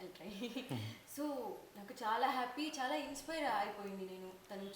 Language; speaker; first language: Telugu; non-native, learner; Tamil